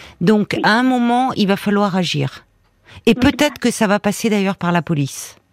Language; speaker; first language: French; native; French